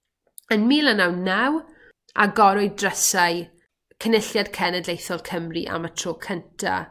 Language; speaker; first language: Welsh; native; Welsh